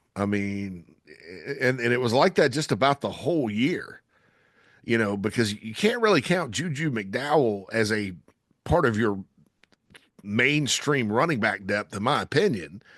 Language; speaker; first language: English; native; English